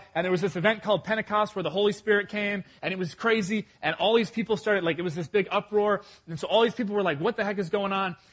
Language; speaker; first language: English; native; English